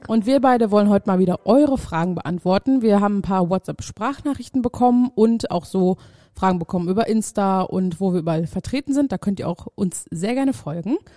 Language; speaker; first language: German; native; German